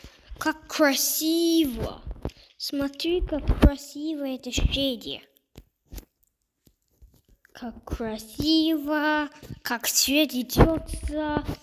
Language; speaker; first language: Russian; non-native, learner; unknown